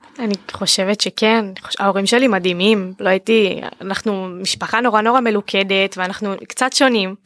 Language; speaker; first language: Hebrew; native; Hebrew